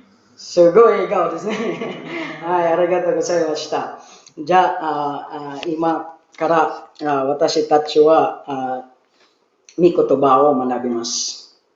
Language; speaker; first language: Japanese; non-native, learner; Filipino